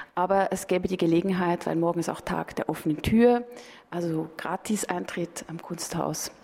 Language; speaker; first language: German; native; German